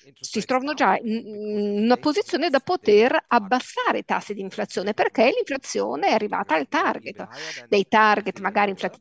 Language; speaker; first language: Italian; native; Italian